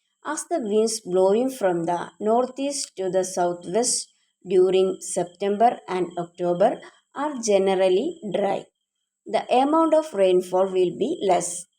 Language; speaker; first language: English; non-native, local second language; Malayalam